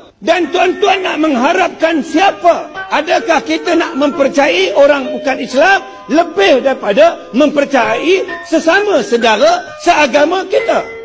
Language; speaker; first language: Malay; non-native, local second language; Chinese